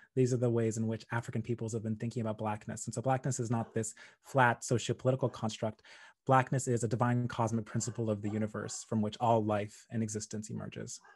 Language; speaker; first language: English; native; English